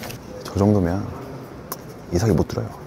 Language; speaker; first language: Korean; native; Korean